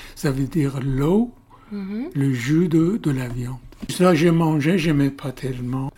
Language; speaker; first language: French; non-native, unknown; Persian